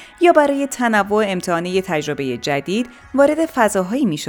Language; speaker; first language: Persian; native; Persian